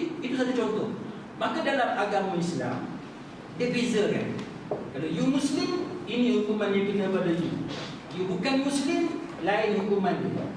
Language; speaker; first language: Malay; native; Malay